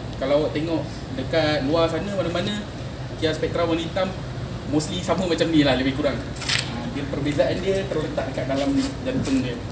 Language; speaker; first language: Malay; native; Malay